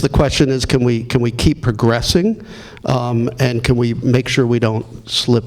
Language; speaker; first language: English; native; English